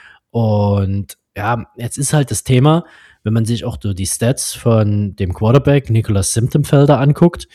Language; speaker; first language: German; native; German